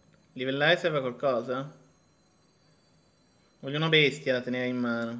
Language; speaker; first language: Italian; native; Italian